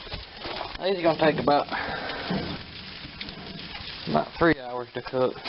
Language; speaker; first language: English; native; English